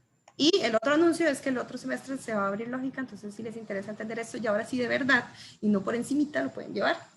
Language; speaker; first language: Spanish; native; Spanish